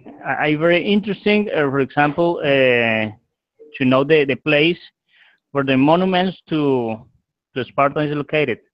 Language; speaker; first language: English; non-native, learner; Spanish